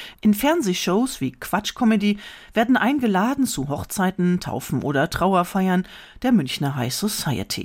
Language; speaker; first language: German; native; German